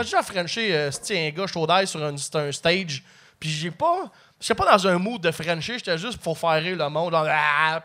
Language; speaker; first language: French; native; French